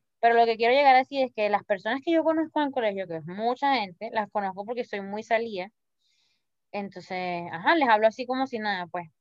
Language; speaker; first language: Spanish; native; Spanish